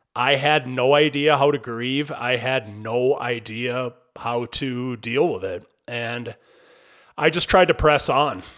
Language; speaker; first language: English; native; English